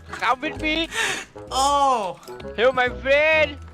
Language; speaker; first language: English; non-native, learner; Thai